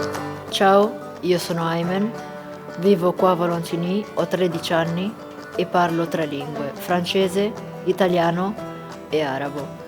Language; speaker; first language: Italian; non-native, local second language; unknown